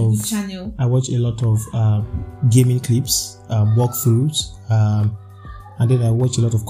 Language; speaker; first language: English; non-native, local second language; Yoruba